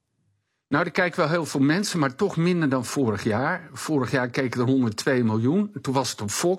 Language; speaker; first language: Dutch; native; Dutch